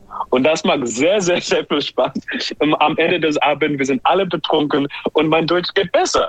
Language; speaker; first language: German; non-native, learner; English